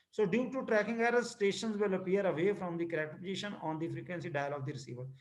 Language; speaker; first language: English; non-native, local second language; Punjabi